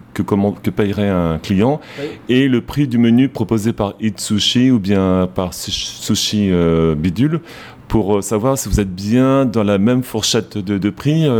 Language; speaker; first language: French; native; French